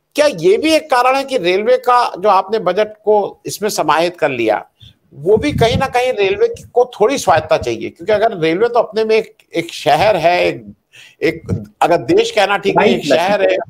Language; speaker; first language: Hindi; native; Hindi